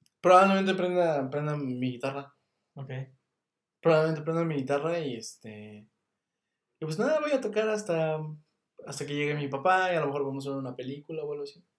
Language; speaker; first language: Spanish; native; Spanish